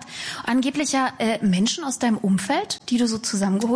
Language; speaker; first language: German; native; German